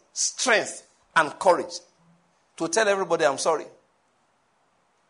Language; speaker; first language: English; non-native, local second language; Yoruba